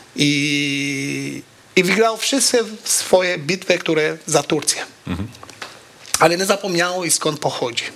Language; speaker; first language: Polish; non-native, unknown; Albanian